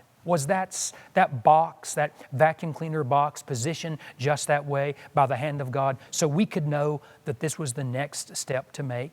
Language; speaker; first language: English; native; English